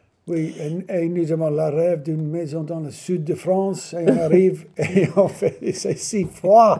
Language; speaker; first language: French; non-native, learner; English